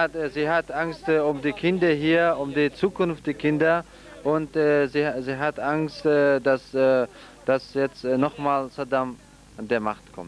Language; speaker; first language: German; non-native, fluent; Central Kurdish